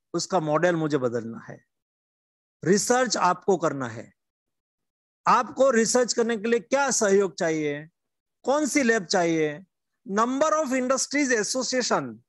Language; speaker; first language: Hindi; non-native, local second language; Gujarati